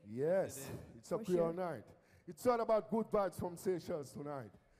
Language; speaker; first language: English; non-native, fluent; Seselwa Creole French